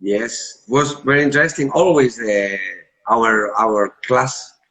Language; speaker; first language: English; non-native, learner; Catalan